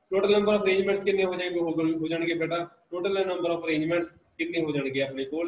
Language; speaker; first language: Hindi; non-native, local second language; Punjabi